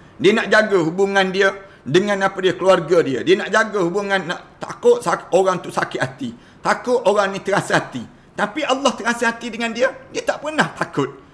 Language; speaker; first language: Malay; native; Malay